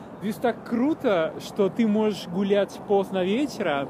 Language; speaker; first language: Russian; non-native, fluent; Spanish